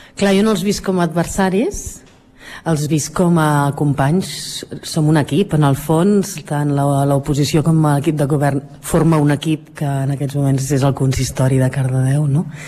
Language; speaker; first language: Catalan; native; Catalan